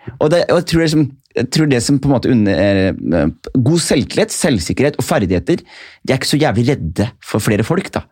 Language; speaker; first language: Norwegian; early bilingual, other home language; Somali